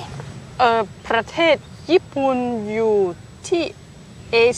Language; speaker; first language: Thai; non-native, learner; English